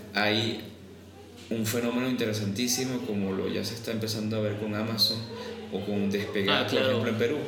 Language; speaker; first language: Spanish; native; Spanish